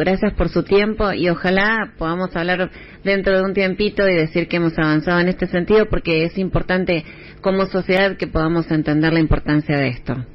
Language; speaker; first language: Spanish; native; Spanish